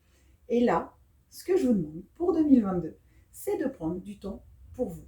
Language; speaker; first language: French; native; French